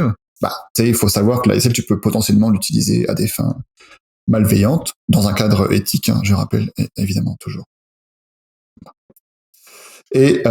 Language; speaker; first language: French; native; French